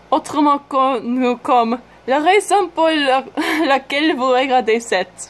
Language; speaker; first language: French; non-native, learner; English